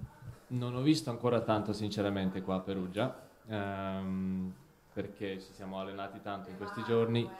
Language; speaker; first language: Italian; non-native, fluent; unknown